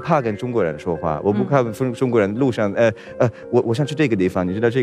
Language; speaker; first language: Chinese; non-native, fluent; Swedish